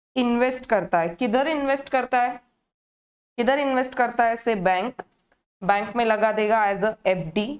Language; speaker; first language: Hindi; native; Hindi